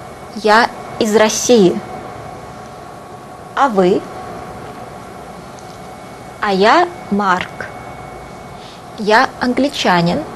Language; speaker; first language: Russian; non-native, fluent; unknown